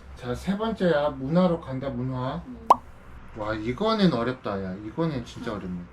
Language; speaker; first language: Korean; native; Korean